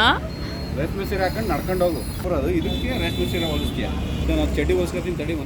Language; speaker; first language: Kannada; native; Kannada